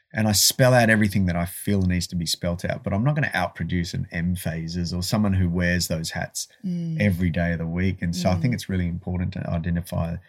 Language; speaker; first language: English; native; English